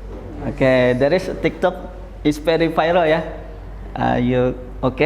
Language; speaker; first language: English; non-native, learner; Indonesian